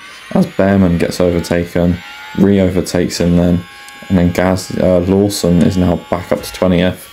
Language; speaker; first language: English; native; English